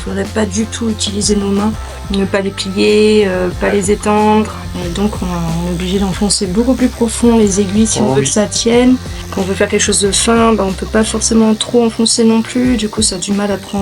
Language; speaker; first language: French; native; French